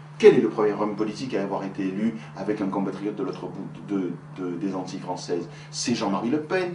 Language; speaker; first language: French; native; French